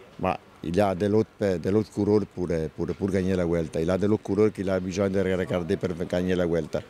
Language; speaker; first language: French; non-native, learner; Italian